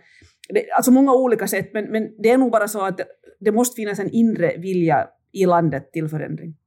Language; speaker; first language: Swedish; native; Swedish